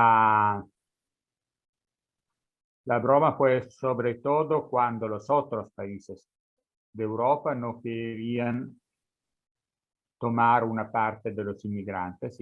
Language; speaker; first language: Spanish; non-native, fluent; Italian